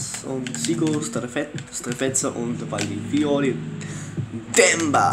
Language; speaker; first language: German; early bilingual, other home language; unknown